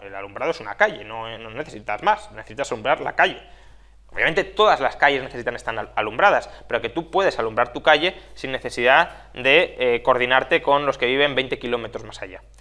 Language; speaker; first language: Spanish; native; Spanish